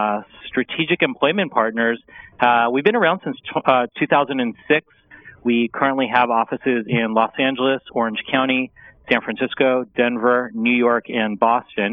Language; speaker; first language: English; native; English